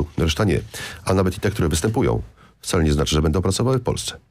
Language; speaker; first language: Polish; native; Polish